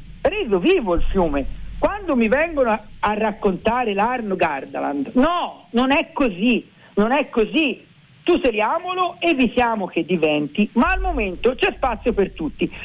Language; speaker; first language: Italian; native; Italian